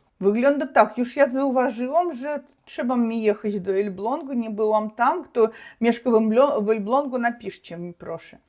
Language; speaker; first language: Polish; non-native, learner; Russian